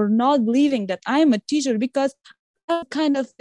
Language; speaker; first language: English; non-native, fluent; Persian